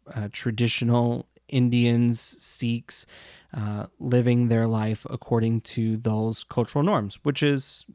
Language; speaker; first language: English; native; English